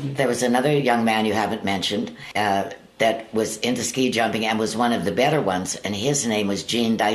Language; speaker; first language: English; native; English